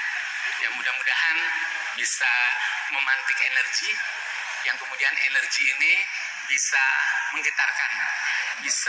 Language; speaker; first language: Indonesian; non-native, local second language; Sundanese